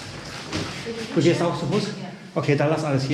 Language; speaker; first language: German; non-native, fluent; Polish